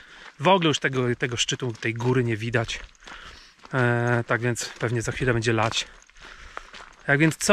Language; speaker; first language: Polish; native; Polish